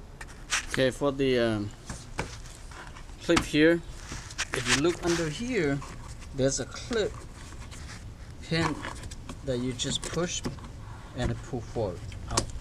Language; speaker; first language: English; non-native, fluent; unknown